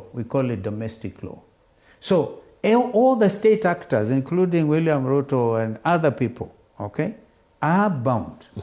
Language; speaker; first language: English; non-native, local second language; Kamba